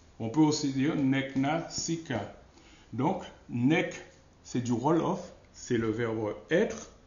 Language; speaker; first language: French; non-native, local second language; Wolof